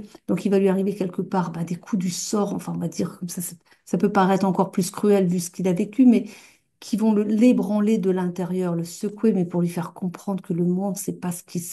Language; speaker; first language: French; native; French